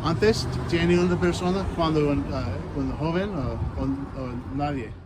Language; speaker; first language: Spanish; non-native, learner; English